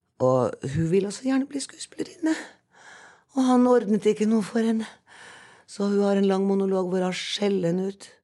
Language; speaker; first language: Norwegian; native; Norwegian